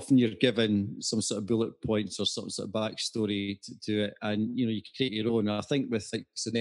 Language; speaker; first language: English; native; English